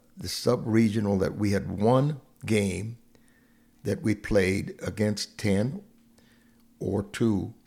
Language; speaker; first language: English; non-native, fluent; Hungarian